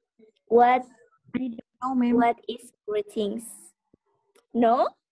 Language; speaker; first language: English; non-native, learner; Indonesian